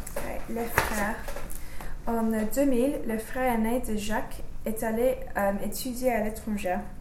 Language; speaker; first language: French; non-native, learner; English